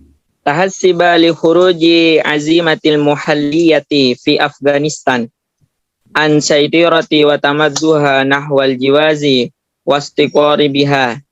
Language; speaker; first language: Arabic; non-native, learner; Indonesian